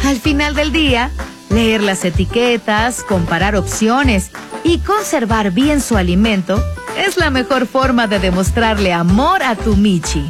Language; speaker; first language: Spanish; native; Spanish